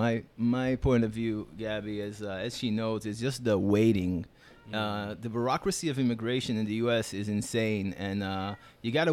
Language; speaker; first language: English; non-native, fluent; Hebrew